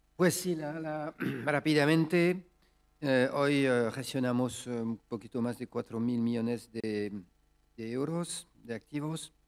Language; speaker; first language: Spanish; non-native, fluent; French